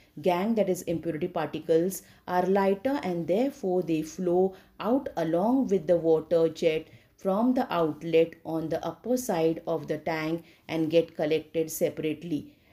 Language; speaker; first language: English; non-native, local second language; Marathi